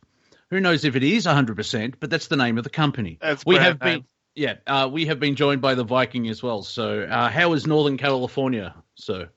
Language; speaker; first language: English; native; English